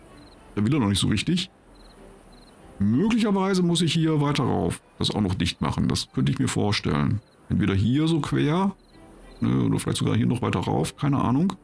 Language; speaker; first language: German; native; German